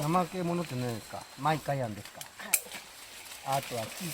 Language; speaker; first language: Japanese; native; Japanese